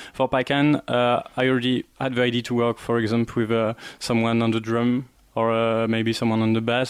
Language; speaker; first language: English; non-native, learner; French